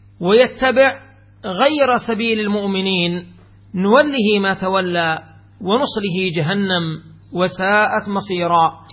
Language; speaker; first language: Arabic; native; Arabic